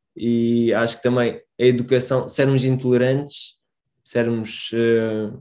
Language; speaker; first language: Portuguese; early bilingual, other home language; Romanian